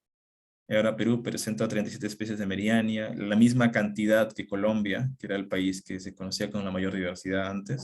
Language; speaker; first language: Spanish; native; Spanish